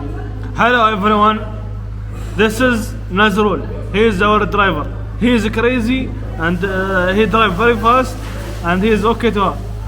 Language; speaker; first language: English; non-native, local second language; Hindi